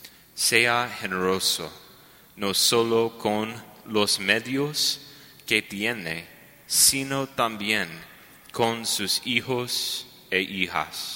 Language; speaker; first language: Spanish; non-native, learner; English